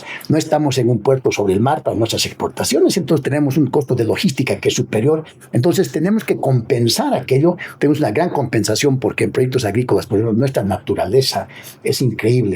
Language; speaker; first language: Spanish; native; Spanish